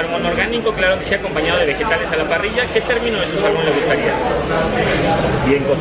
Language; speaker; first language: Spanish; native; Spanish